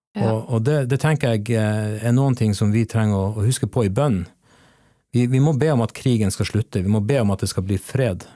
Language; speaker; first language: Norwegian; native; Norwegian